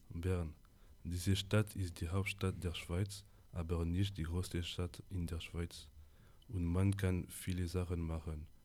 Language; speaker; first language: German; non-native, learner; French